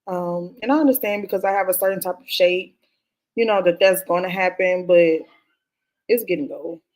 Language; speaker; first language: English; native; English